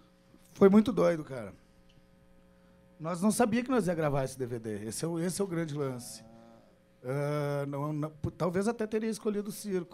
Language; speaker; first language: Portuguese; native; Portuguese